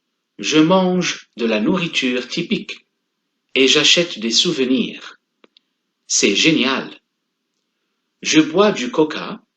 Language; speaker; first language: French; non-native, fluent; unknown